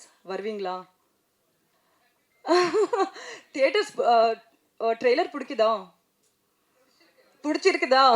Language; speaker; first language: Tamil; non-native, learner; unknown